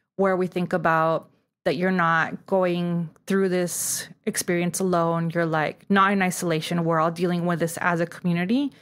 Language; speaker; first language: English; early bilingual, other home language; Spanish